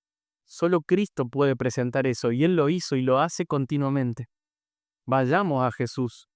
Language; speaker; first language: Spanish; native; Spanish